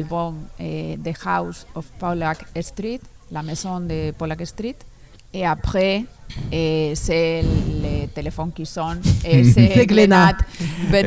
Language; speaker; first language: French; non-native, learner; Spanish